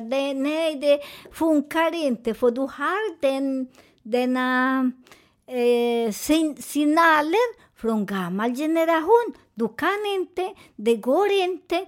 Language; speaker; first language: Swedish; non-native, fluent; Spanish